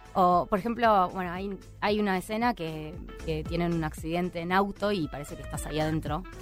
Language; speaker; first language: Spanish; native; Spanish